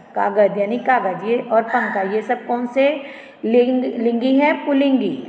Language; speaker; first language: Hindi; non-native, local second language; Marathi